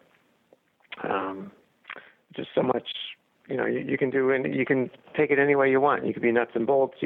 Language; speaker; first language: English; native; English